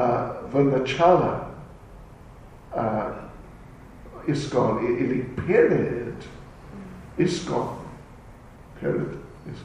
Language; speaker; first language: Russian; non-native, learner; English